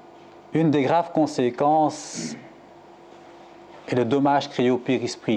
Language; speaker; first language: French; native; French